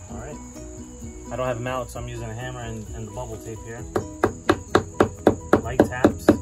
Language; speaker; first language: English; native; English